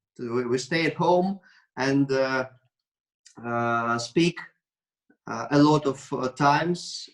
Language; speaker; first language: English; non-native, learner; Russian